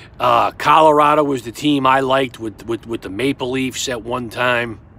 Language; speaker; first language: English; native; English